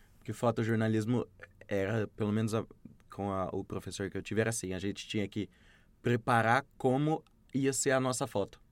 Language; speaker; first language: Portuguese; native; Portuguese